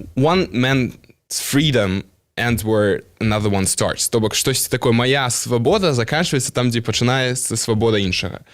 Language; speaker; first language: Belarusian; non-native, local second language; Russian